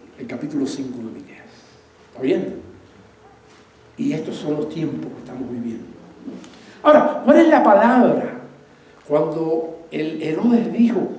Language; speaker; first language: Spanish; native; Spanish